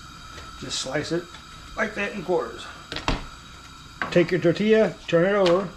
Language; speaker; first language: English; native; English